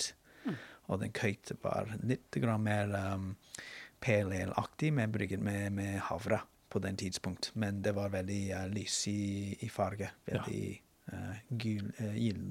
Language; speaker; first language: Norwegian; non-native, fluent; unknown